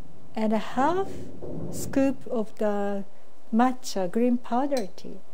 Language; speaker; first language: English; non-native, fluent; Japanese